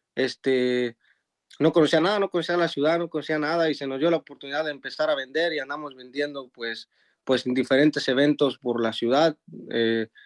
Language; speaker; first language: Spanish; native; Spanish